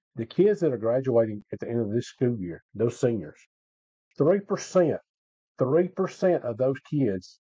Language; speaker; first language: English; native; English